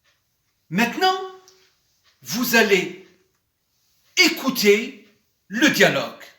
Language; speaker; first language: French; non-native, local second language; Arabic